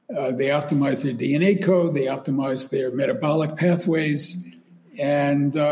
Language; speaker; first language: English; native; English